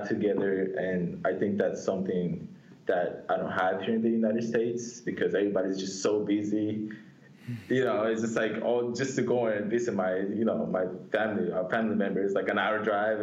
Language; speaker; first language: English; non-native, fluent; Spanish